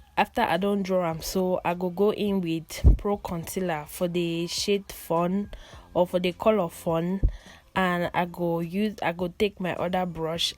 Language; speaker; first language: Nigerian Pidgin; non-native, local second language; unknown